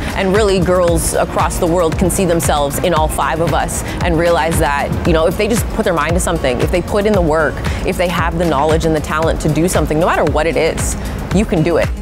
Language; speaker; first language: English; native; English